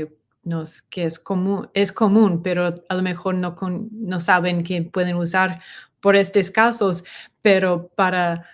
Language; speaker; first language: Spanish; non-native, learner; English